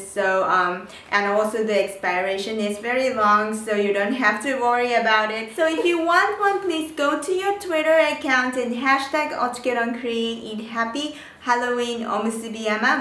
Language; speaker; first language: English; non-native, fluent; Japanese